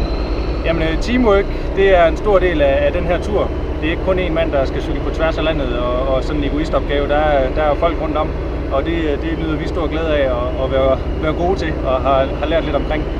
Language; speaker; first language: Danish; native; Danish